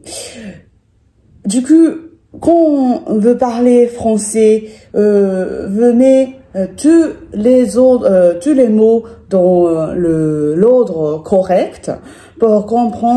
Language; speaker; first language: French; non-native, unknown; Japanese